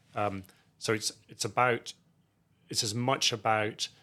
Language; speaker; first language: English; native; English